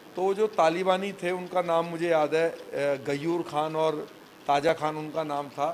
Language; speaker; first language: Hindi; native; Hindi